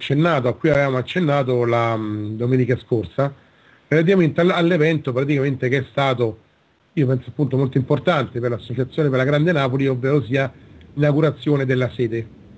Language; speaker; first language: Italian; native; Italian